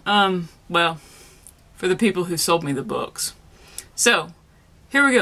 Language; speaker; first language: English; native; English